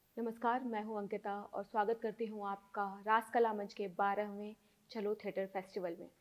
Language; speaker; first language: Hindi; native; Hindi